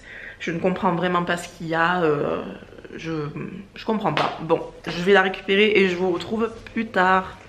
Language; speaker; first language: French; native; French